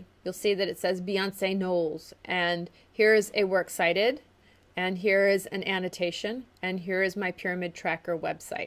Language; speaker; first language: English; native; English